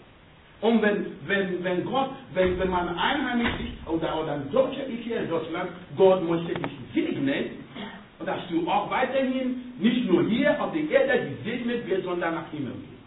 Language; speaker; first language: German; non-native, learner; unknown